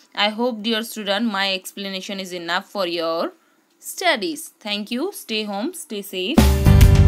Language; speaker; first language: English; non-native, local second language; Hindi